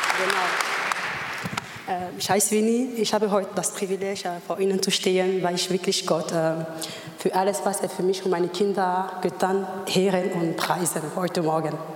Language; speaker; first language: German; non-native, learner; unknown